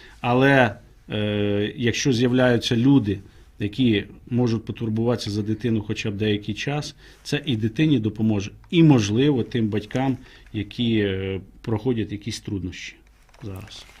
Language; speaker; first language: Ukrainian; native; Ukrainian